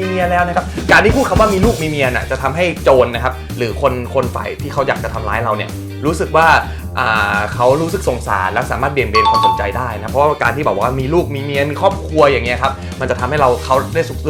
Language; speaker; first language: Thai; native; Thai